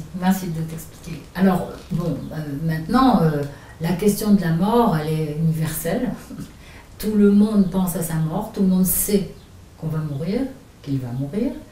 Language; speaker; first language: French; native; French